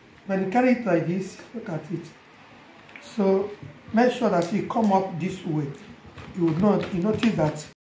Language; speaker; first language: English; non-native, local second language; Igbo